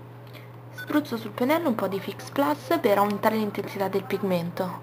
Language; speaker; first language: Italian; native; Italian